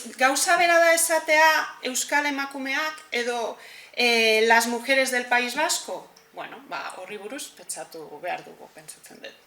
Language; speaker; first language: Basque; non-native, fluent; Catalan